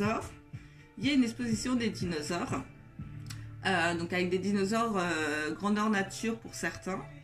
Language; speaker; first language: French; native; French